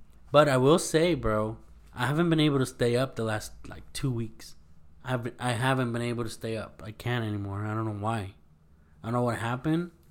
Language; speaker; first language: English; early bilingual, other home language; Spanish